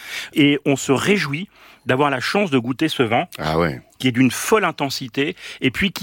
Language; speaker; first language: French; native; French